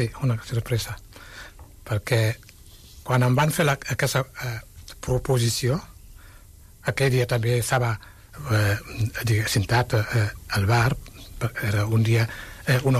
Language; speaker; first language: Catalan; non-native, fluent; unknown